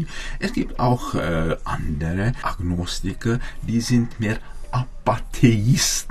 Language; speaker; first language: German; non-native, fluent; Czech